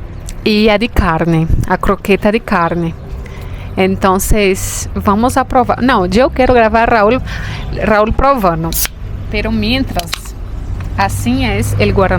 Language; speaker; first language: Spanish; non-native, fluent; Portuguese